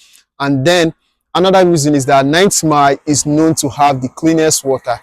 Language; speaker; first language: English; non-native, local second language; Igbo